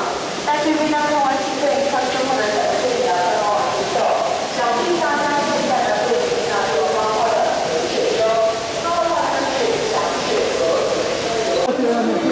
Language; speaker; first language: Chinese; native; Chinese